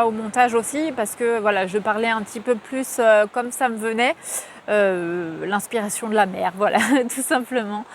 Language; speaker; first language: French; native; French